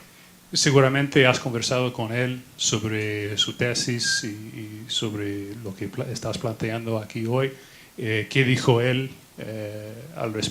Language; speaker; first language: Spanish; non-native, fluent; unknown